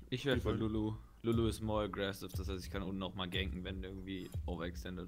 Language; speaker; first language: German; native; German